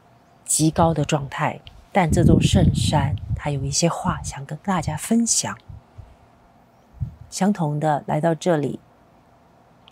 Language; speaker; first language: Chinese; native; Chinese